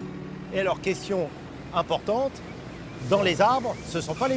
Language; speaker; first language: French; native; French